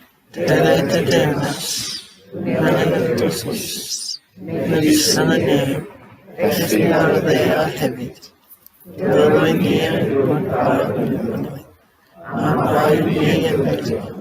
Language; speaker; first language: Welsh; native; Welsh